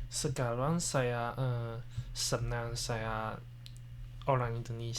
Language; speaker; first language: Indonesian; non-native, learner; Chinese